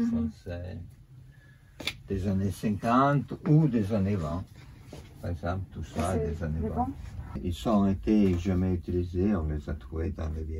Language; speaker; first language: French; non-native, fluent; Italian